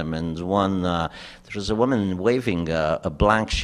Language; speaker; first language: English; non-native, fluent; German